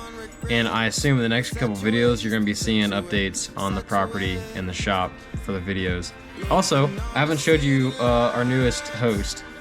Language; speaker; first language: English; native; English